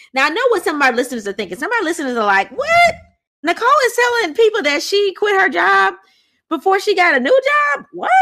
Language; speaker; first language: English; native; English